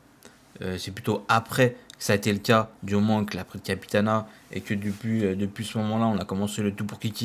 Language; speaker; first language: French; native; French